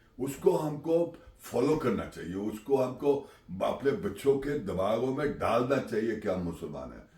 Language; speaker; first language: Urdu; non-native, local second language; Punjabi